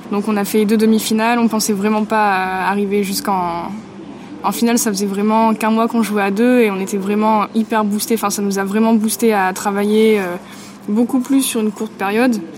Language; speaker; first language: French; native; French